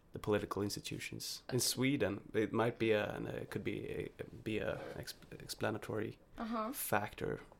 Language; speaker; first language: English; non-native, fluent; Swedish